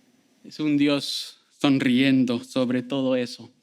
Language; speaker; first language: Spanish; early bilingual, heritage; Spanish